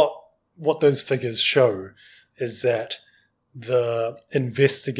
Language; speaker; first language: English; native; English